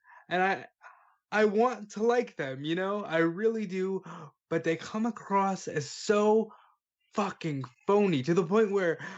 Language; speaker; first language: English; native; English